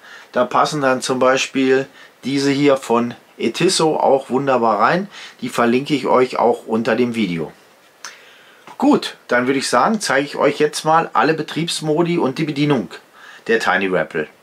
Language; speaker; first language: German; native; German